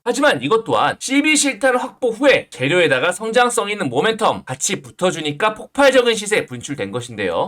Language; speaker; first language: Korean; native; Korean